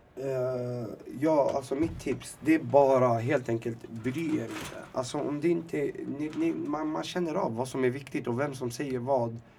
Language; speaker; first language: Swedish; early bilingual, other home language; Arabic